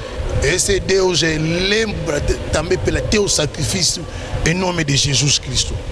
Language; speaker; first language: Portuguese; non-native, learner; Lingala